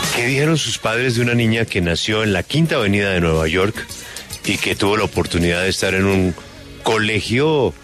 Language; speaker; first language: Spanish; native; Spanish